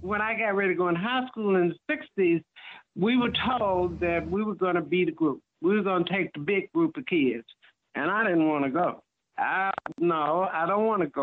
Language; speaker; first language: English; native; English